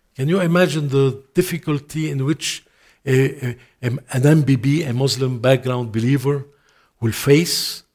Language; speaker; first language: English; non-native, fluent; Arabic